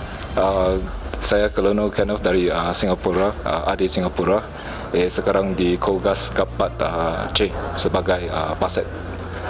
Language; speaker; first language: Indonesian; non-native, fluent; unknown